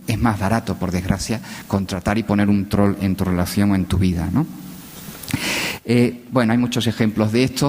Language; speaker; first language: Spanish; native; Spanish